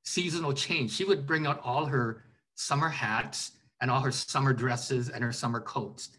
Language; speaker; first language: English; native; English